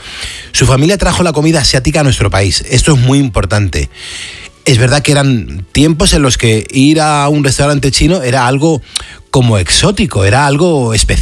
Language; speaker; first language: Spanish; native; Spanish